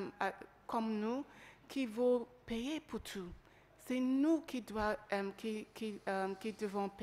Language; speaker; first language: French; non-native, learner; English